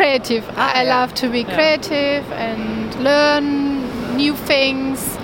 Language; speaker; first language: English; non-native, learner; Turkish